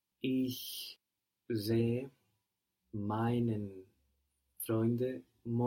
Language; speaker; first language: German; non-native, learner; English